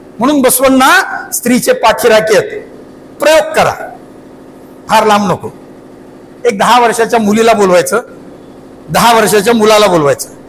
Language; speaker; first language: Marathi; non-native, local second language; Kannada